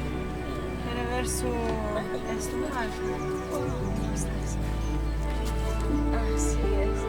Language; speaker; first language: Spanish; non-native, learner; English